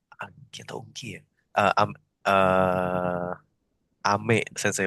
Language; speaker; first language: Japanese; non-native, learner; Indonesian